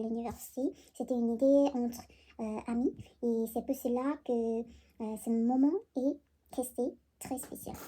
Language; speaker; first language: French; non-native, learner; Korean